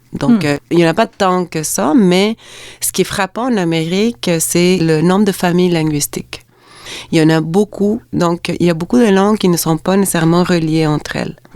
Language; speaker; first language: French; non-native, fluent; Spanish